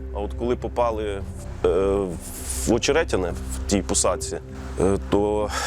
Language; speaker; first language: Ukrainian; native; Ukrainian